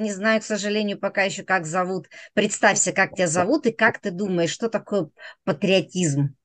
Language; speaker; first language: Russian; native; Russian